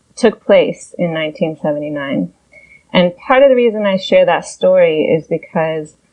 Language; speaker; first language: English; early bilingual, other home language; Persian